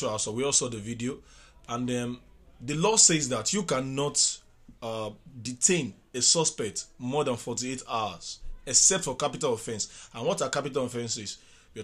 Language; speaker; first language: English; non-native, local second language; Yoruba